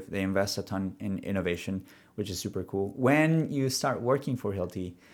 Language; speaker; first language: English; early bilingual, other home language; Spanish